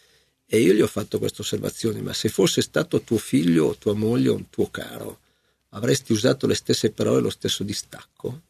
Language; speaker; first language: Italian; native; Italian